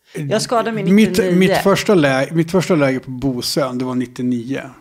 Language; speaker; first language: Swedish; native; Swedish